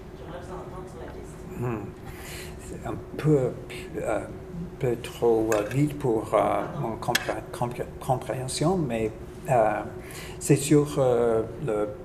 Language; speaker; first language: French; non-native, learner; English